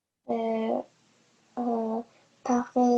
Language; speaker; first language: French; early bilingual, other home language; Chinese